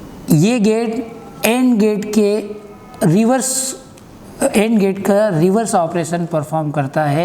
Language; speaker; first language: Hindi; native; Hindi